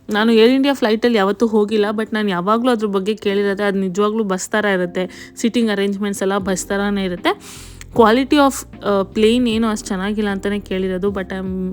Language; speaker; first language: Kannada; native; Kannada